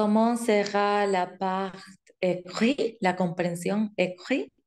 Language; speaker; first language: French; non-native, learner; Spanish